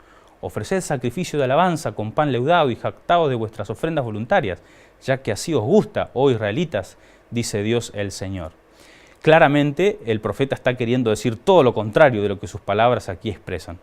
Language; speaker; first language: Spanish; native; Spanish